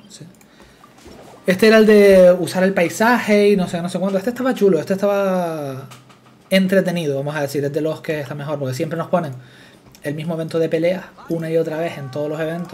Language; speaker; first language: Spanish; native; Spanish